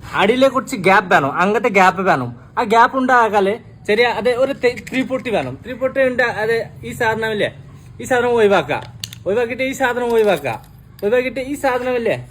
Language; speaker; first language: Malayalam; non-native, fluent; Bangla